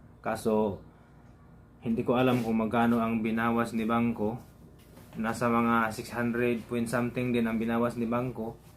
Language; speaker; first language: Filipino; non-native, local second language; Cebuano